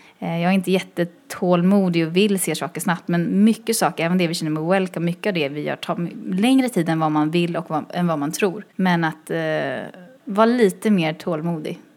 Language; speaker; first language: Swedish; early bilingual, other home language; Chinese